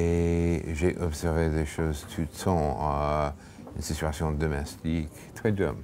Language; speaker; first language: French; non-native, fluent; English